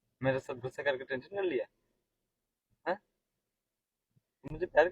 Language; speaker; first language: Hindi; non-native, learner; Bangla